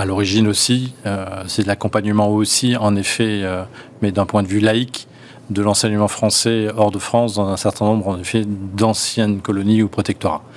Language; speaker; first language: French; native; French